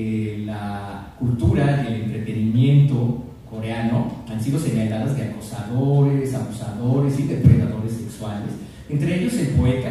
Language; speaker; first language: Spanish; native; Spanish